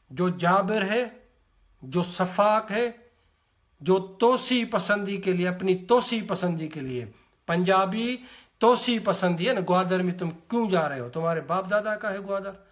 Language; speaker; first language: Urdu; non-native, local second language; Sindhi